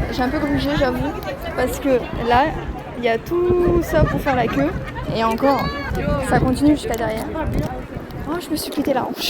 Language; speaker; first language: French; native; French